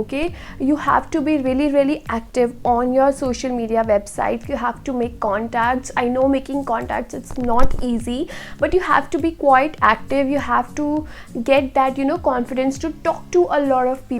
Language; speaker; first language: English; non-native, local second language; Hindi